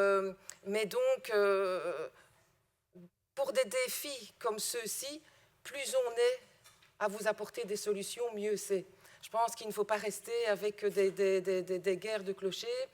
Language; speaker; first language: French; native; French